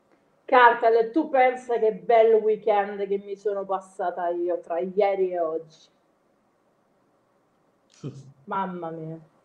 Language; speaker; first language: Italian; native; Italian